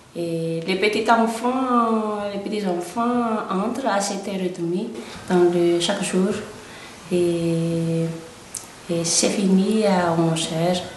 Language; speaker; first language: French; non-native, local second language; Malagasy